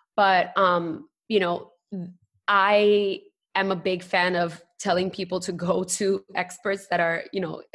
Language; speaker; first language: English; native; English